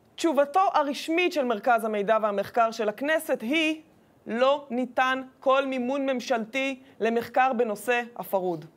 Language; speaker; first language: Hebrew; native; Hebrew